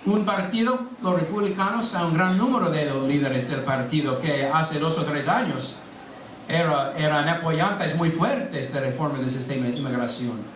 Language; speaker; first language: Spanish; non-native, fluent; English